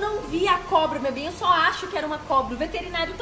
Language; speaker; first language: Portuguese; native; Portuguese